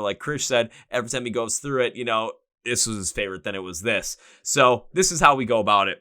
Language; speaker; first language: English; native; English